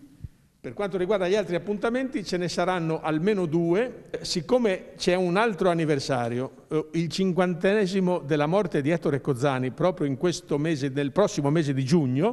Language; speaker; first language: Italian; native; Italian